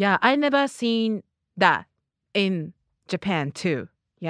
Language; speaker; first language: English; non-native, learner; Japanese